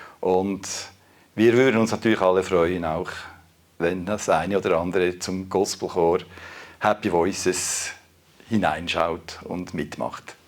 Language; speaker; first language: German; native; German